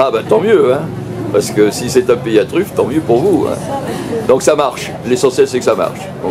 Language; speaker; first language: French; native; French